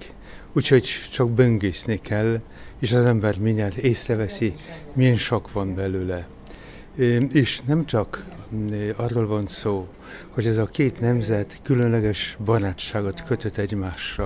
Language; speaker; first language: Hungarian; non-native, fluent; Polish